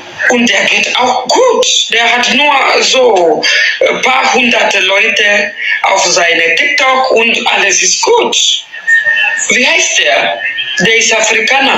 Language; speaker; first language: German; non-native, learner; Swahili